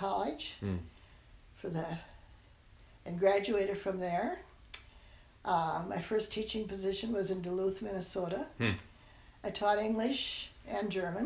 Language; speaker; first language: English; non-native, local second language; German